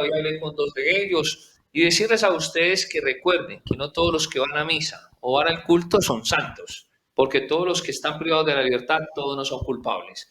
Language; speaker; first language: Spanish; native; Spanish